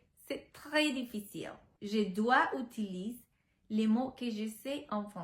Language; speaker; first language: French; non-native, learner; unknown